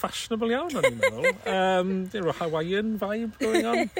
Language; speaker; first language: Welsh; native; Welsh